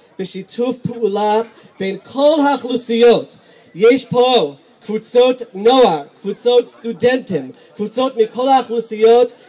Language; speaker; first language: Hebrew; early bilingual, other home language; English